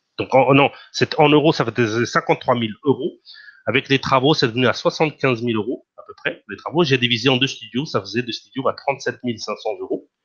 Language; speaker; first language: French; non-native, fluent; Portuguese